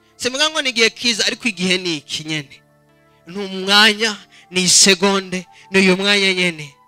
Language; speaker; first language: Rundi; native; Rundi